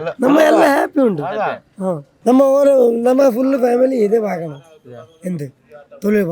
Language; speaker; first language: Malayalam; non-native, learner; Tamil